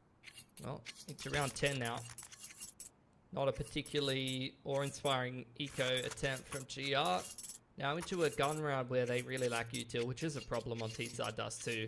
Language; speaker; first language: English; native; English